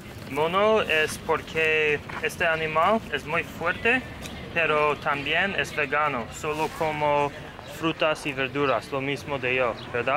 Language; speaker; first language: Spanish; non-native, learner; English